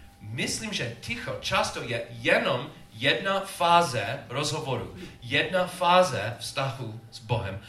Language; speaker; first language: Czech; non-native, learner; English